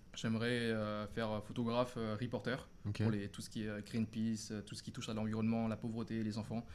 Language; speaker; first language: French; non-native, fluent; Thai